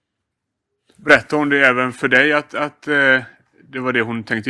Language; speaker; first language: Swedish; native; Swedish